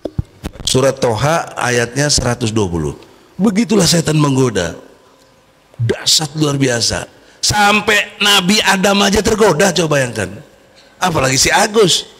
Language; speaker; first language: Indonesian; native; Indonesian